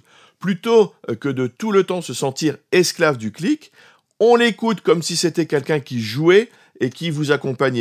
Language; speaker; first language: French; native; French